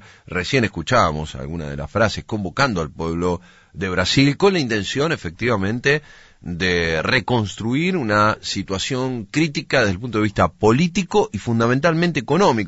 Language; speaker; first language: Spanish; native; Spanish